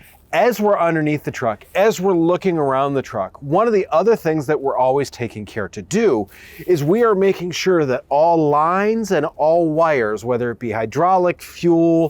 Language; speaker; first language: English; native; English